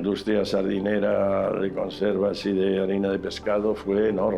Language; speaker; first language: Spanish; native; Spanish